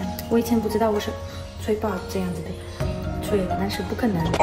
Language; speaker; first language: Chinese; non-native, learner; Ukrainian